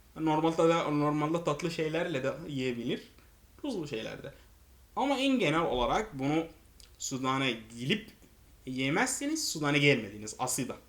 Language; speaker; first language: Turkish; non-native, fluent; Arabic